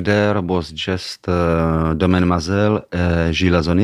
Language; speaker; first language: English; non-native, learner; Czech